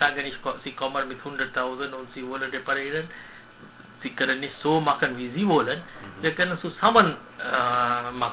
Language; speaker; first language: German; non-native, learner; Sinhala